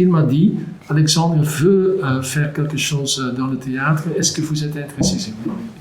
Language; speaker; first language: French; non-native, local second language; Dutch